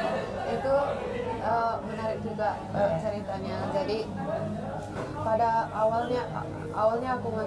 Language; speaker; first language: Indonesian; non-native, fluent; Finnish